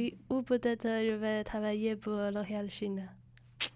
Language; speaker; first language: French; non-native, fluent; Chinese